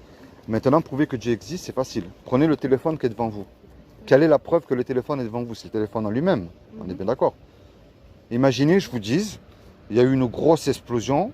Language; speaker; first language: French; native; French